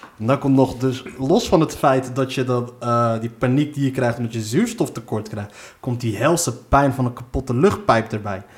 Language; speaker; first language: Dutch; early bilingual, other home language; Arabic